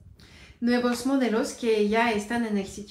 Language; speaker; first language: Spanish; non-native, learner; French